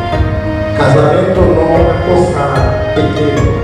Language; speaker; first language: Portuguese; non-native, learner; Haitian Creole